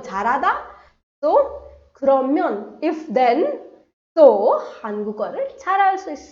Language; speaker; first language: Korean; non-native, fluent; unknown